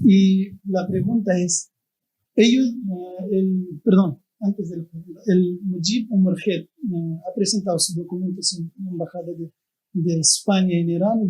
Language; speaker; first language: Spanish; non-native, fluent; Pashto